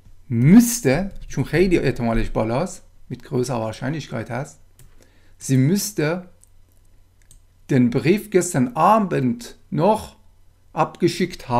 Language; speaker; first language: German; non-native, fluent; Persian